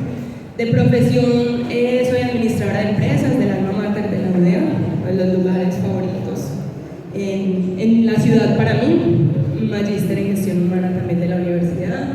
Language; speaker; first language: Spanish; native; Spanish